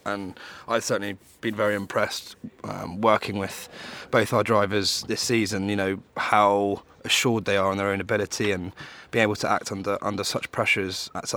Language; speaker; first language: English; native; English